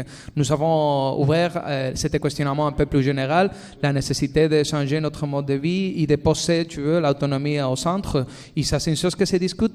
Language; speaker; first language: French; non-native, fluent; Spanish